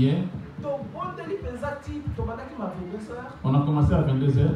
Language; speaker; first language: French; non-native, local second language; Lingala